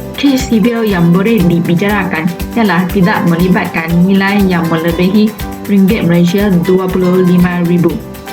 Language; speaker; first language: Malay; non-native, local second language; Chinese